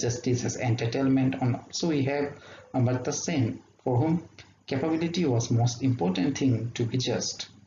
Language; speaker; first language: English; non-native, local second language; Assamese